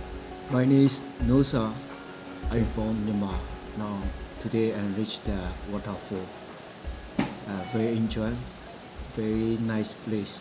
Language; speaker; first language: English; non-native, learner; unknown